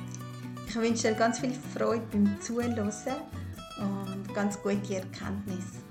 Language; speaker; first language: German; early bilingual, other home language; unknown